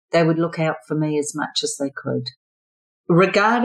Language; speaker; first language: English; native; English